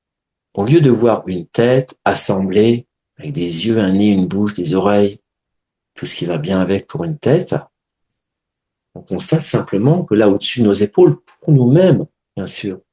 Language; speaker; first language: French; native; French